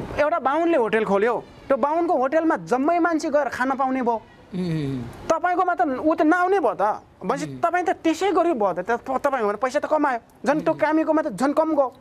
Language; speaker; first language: Nepali; non-native, local second language; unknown